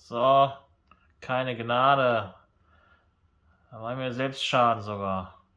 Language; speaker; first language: German; native; German